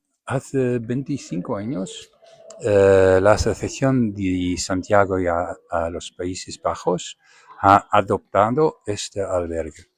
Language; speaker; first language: Spanish; non-native, learner; Dutch